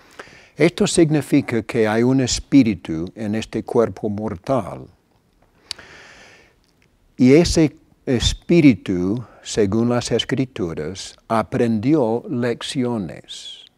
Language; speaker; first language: Spanish; non-native, fluent; English